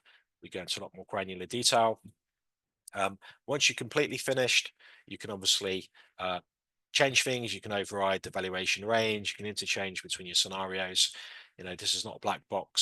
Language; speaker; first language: English; native; English